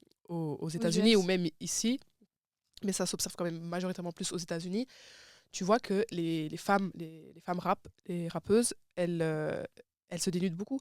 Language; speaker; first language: French; native; French